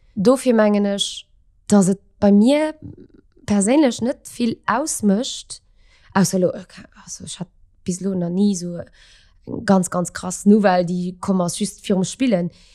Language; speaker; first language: Luxembourgish; early bilingual, other home language; Portuguese